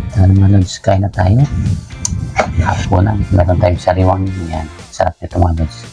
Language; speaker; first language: Filipino; non-native, local second language; Bikol